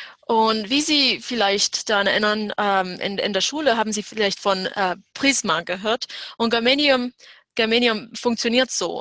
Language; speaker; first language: German; non-native, fluent; English